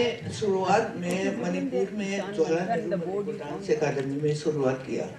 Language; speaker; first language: Hindi; non-native, local second language; Manipuri